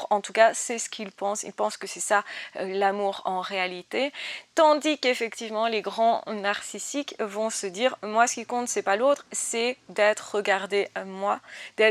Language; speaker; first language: French; native; French